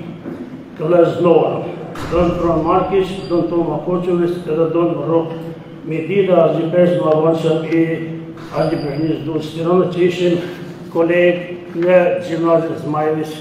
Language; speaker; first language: Albanian; native; Albanian